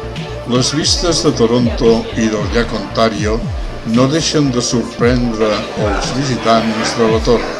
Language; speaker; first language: Catalan; native; Catalan